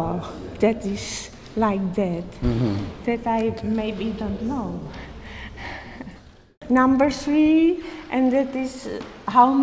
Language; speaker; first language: English; non-native, learner; Czech